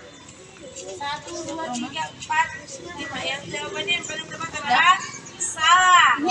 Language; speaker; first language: Indonesian; native; Indonesian